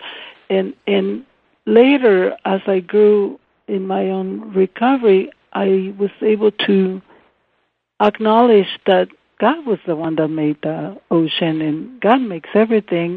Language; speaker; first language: English; non-native, fluent; Spanish